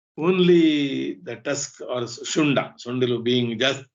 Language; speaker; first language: English; non-native, local second language; Kannada